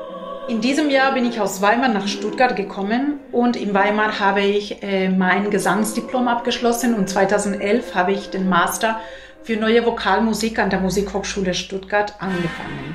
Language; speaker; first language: German; non-native, fluent; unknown